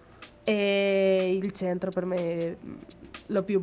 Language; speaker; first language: Italian; non-native, fluent; Spanish